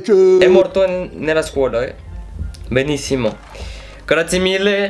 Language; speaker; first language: Italian; non-native, learner; French